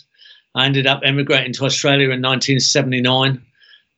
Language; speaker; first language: English; native; English